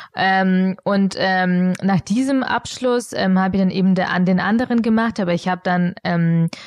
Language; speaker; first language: German; early bilingual, other home language; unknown